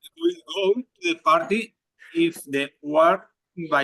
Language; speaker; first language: English; non-native, learner; Spanish